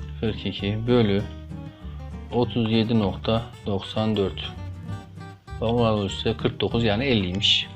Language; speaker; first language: Turkish; native; Turkish